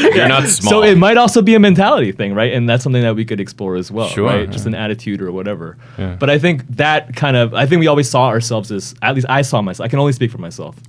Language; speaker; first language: English; native; English